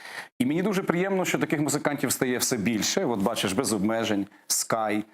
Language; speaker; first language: Ukrainian; native; Ukrainian